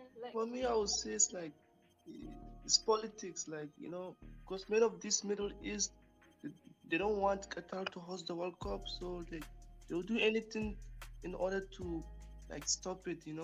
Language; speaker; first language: English; non-native, local second language; Hausa